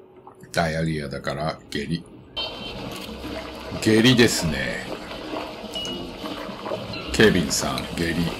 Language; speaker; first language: Japanese; native; Japanese